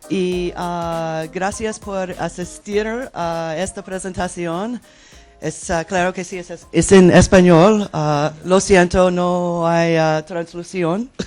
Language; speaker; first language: Spanish; non-native, learner; English